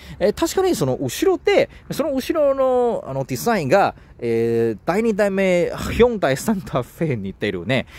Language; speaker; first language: Japanese; non-native, learner; Chinese